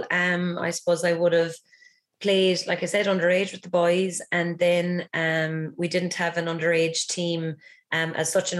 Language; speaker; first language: English; native; English